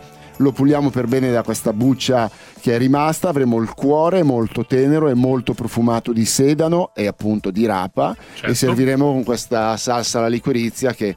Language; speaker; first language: Italian; native; Italian